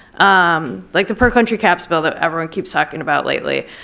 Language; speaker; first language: English; native; English